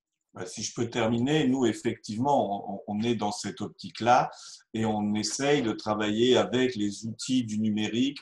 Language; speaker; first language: French; native; French